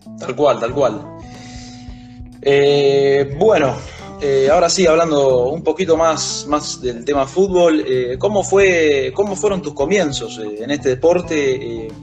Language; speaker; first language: Spanish; native; Spanish